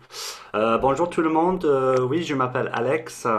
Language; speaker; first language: French; non-native, fluent; English